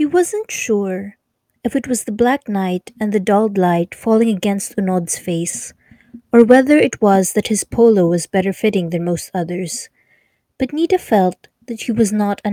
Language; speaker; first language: English; non-native, local second language; Filipino